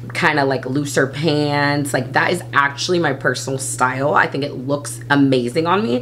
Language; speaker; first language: English; native; English